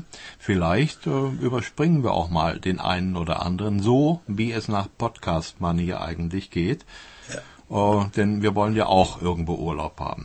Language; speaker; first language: German; native; German